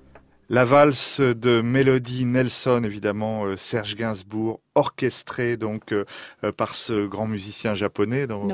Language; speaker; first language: French; native; French